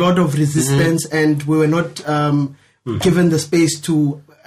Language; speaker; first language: English; non-native, local second language; Northern Sotho